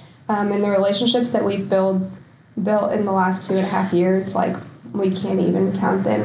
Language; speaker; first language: English; native; English